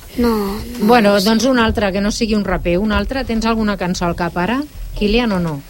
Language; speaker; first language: Catalan; native; Catalan